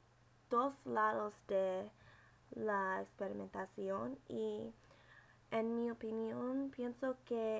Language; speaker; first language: Spanish; non-native, learner; English